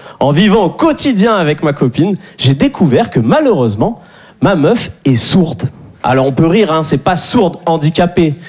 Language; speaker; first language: French; native; French